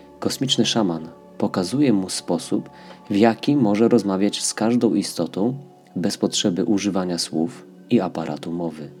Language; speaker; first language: Polish; native; Polish